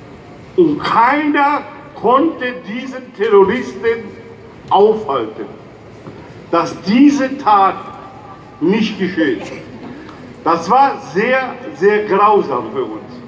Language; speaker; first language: German; non-native, fluent; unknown